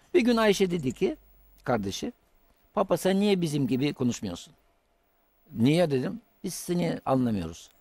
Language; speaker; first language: Turkish; non-native, fluent; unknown